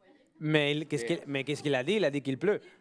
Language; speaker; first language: French; non-native, fluent; Spanish